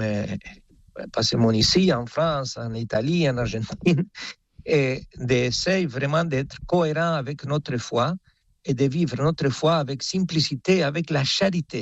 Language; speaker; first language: French; non-native, fluent; Spanish